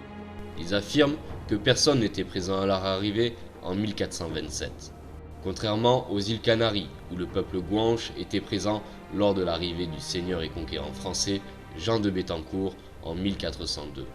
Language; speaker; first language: French; native; French